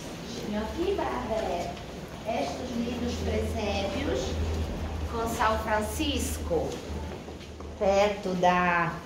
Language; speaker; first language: Portuguese; non-native, fluent; Italian